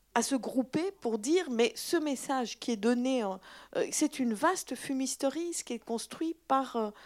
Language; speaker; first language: French; native; French